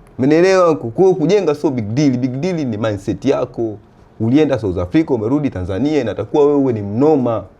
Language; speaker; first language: Swahili; native; Swahili